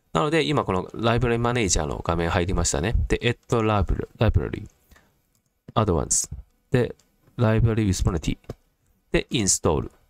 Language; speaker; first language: Japanese; non-native, fluent; Cantonese